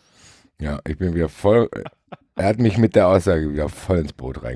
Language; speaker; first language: German; native; German